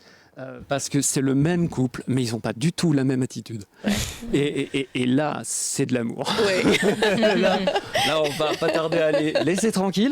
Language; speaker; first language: French; native; French